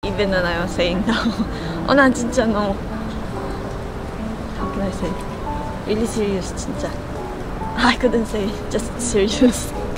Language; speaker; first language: English; non-native, local second language; Filipino